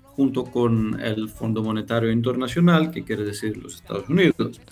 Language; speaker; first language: Spanish; non-native, fluent; Greek